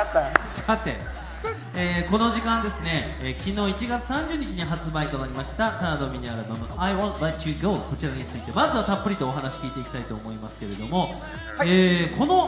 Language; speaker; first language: Japanese; native; Japanese